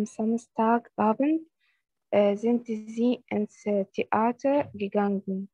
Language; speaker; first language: German; non-native, learner; Arabic